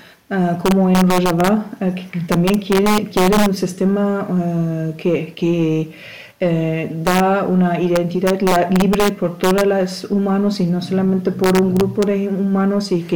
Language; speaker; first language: Spanish; non-native, fluent; German